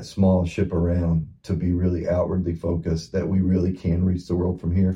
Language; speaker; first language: English; native; English